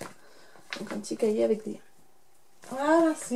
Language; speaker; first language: French; native; French